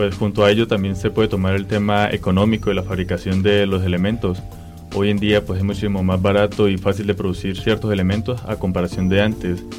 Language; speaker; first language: Spanish; native; Spanish